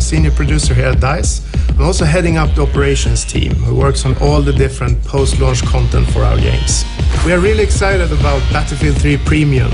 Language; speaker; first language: English; non-native, fluent; Swedish